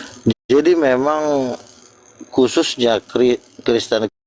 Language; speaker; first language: Malay; native; Malay